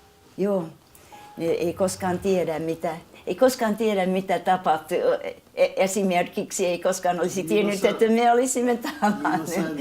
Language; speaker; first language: Finnish; non-native, learner; English